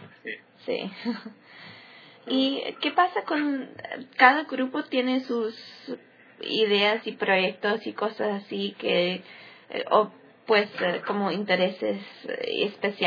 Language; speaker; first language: Spanish; early bilingual, heritage; English